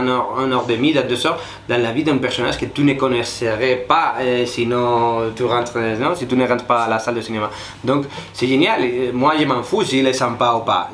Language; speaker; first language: French; non-native, fluent; Spanish